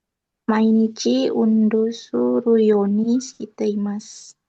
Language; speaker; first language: Japanese; non-native, learner; Indonesian